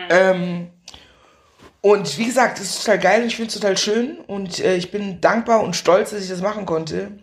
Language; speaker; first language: German; early bilingual, other home language; Akan